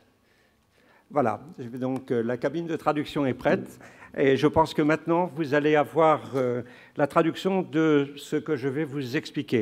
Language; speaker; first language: French; native; French